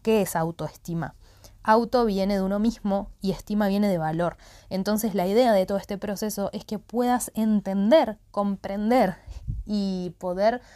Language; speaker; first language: Spanish; native; Spanish